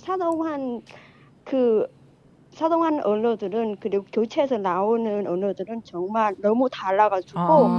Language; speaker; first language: Korean; non-native, fluent; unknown